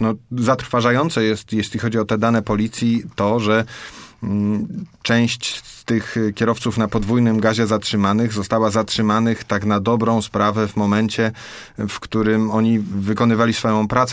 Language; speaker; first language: Polish; native; Polish